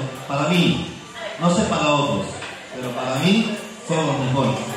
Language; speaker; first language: Spanish; native; Spanish